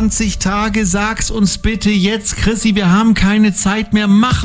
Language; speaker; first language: German; native; German